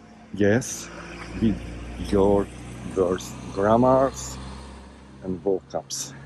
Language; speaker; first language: English; non-native, learner; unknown